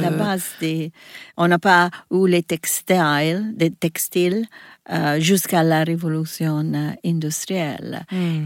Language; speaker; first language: French; non-native, learner; Italian